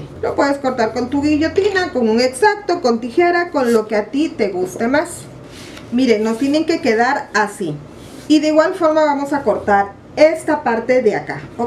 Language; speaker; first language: Spanish; native; Spanish